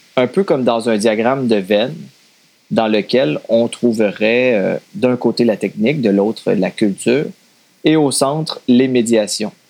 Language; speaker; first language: French; native; French